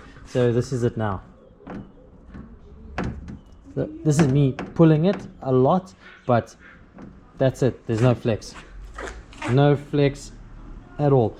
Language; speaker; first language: English; native; English